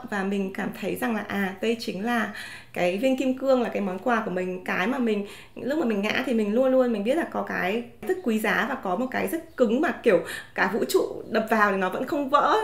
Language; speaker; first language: Vietnamese; native; Vietnamese